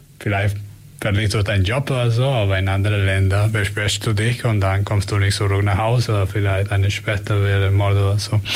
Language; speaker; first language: German; non-native, learner; Spanish